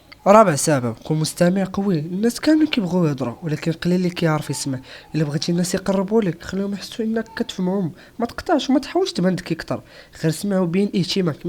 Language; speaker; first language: Arabic; native; Arabic